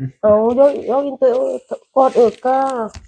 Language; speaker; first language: Swedish; non-native, learner; Thai